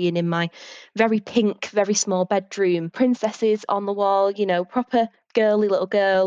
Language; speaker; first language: English; native; English